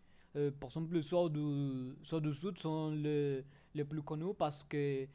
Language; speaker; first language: French; non-native, learner; Spanish